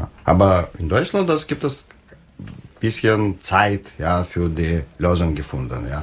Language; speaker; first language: German; non-native, learner; Russian